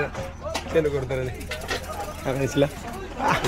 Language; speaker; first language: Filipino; non-native, local second language; Cebuano